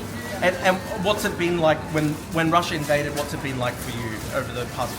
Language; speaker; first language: English; native; English